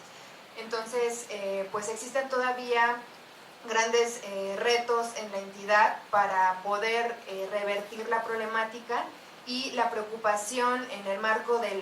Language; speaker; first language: Spanish; native; Spanish